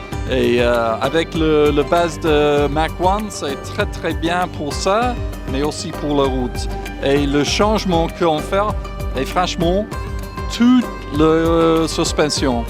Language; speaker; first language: French; non-native, fluent; English